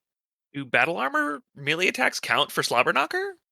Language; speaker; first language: English; native; English